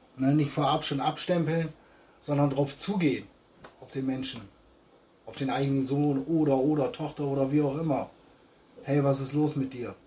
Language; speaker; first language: German; native; German